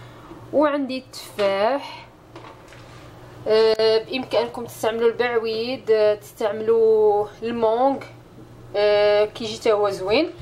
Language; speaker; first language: Arabic; native; Arabic